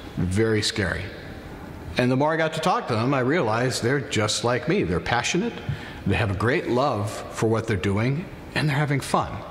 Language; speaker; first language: English; native; English